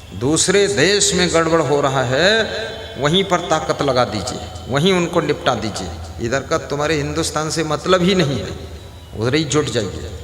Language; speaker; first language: Hindi; native; Hindi